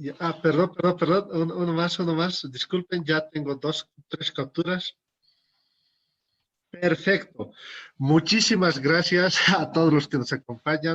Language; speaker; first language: Spanish; native; Spanish